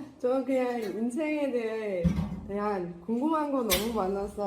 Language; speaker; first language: Korean; non-native, fluent; Arabic